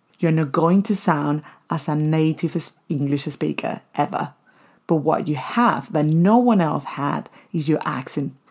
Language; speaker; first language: English; non-native, fluent; Spanish